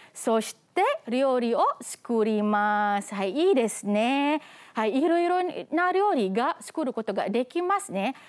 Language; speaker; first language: Japanese; non-native, fluent; Malay